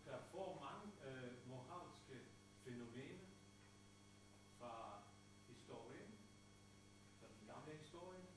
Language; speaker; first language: Danish; non-native, fluent; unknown